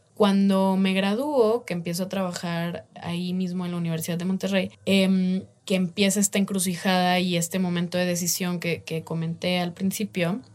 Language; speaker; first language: Spanish; native; Spanish